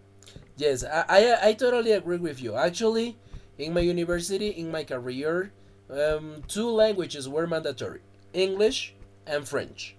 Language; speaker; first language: English; non-native, fluent; Spanish